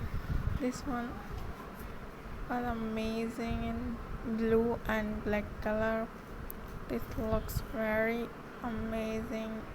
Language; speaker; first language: English; non-native, learner; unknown